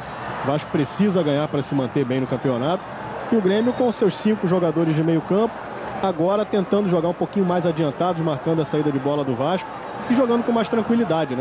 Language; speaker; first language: Portuguese; native; Portuguese